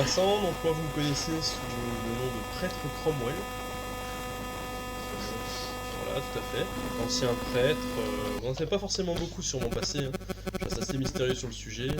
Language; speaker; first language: French; native; French